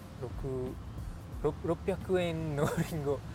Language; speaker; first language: Japanese; non-native, learner; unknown